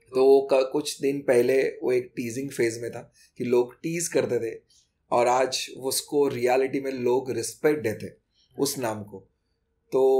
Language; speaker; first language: Hindi; non-native, local second language; Marathi